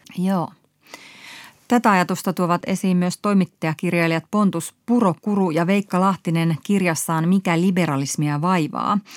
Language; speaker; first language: Finnish; native; Finnish